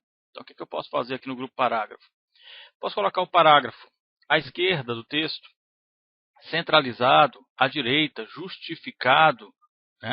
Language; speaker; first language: Portuguese; native; Portuguese